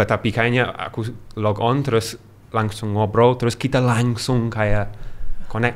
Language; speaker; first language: Indonesian; non-native, learner; English